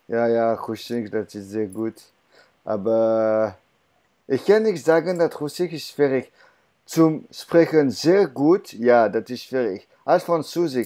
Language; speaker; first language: German; non-native, learner; French